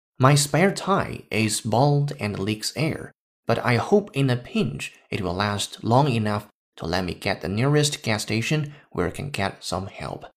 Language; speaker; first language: English; non-native, fluent; Chinese